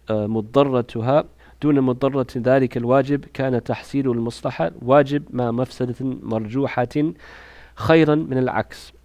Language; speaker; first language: Arabic; non-native, fluent; English